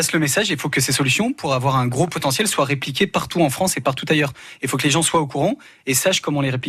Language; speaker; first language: French; native; French